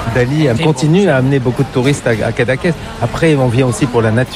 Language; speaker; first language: French; native; French